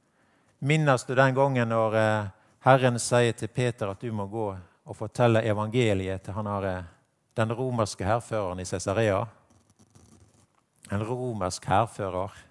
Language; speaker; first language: Norwegian; native; Norwegian